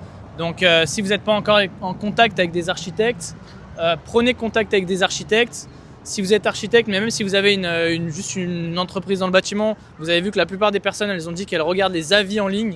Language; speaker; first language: French; native; French